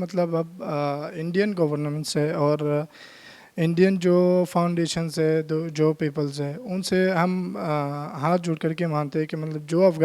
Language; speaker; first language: Hindi; non-native, learner; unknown